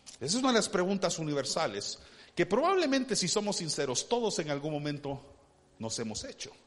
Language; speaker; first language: Spanish; early bilingual, heritage; Spanish